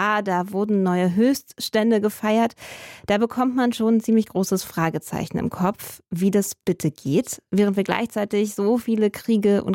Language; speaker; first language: German; native; German